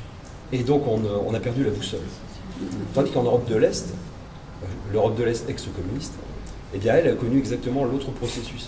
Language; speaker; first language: French; native; French